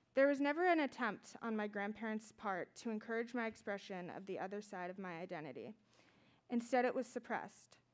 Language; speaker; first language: English; native; English